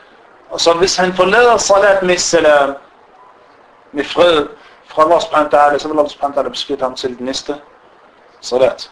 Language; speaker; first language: Danish; non-native, fluent; Arabic